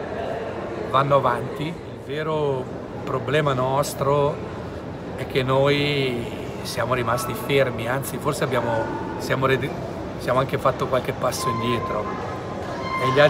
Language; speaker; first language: Italian; native; Italian